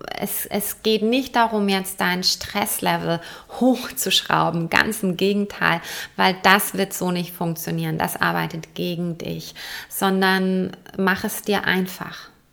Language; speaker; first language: German; native; German